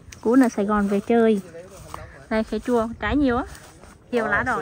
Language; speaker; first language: Vietnamese; native; Vietnamese